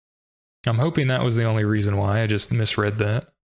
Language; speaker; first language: English; native; English